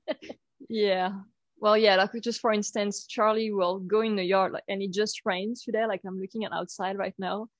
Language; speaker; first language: English; non-native, fluent; French